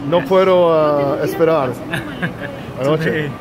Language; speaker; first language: Spanish; non-native, learner; English